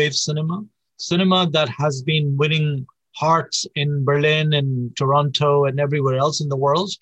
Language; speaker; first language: English; native; English